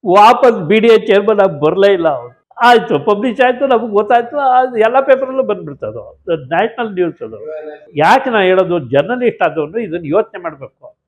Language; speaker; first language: Kannada; native; Kannada